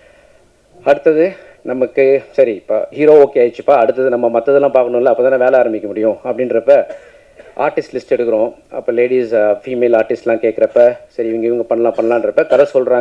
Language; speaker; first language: Tamil; native; Tamil